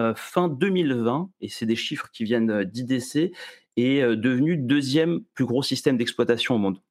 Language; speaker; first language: French; early bilingual, other home language; Serbian